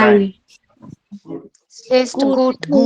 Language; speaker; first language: German; non-native, learner; Hindi